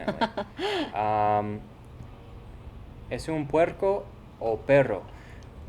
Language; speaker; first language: Spanish; non-native, fluent; English